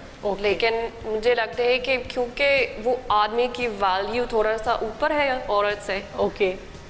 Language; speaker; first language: Hindi; non-native, learner; English